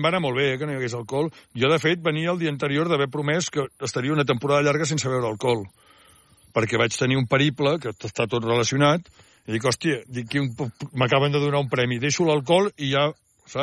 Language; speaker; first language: Catalan; native; Catalan